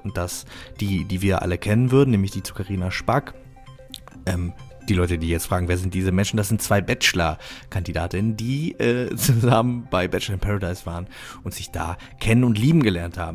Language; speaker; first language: German; native; German